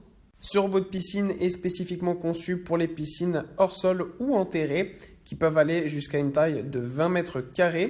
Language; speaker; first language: French; native; French